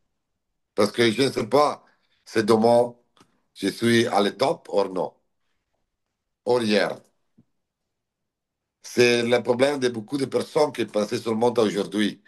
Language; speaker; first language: French; non-native, learner; Italian